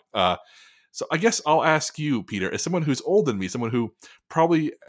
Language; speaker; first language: English; native; English